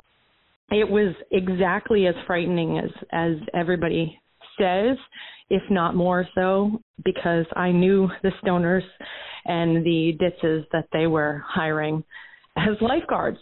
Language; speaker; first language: English; native; English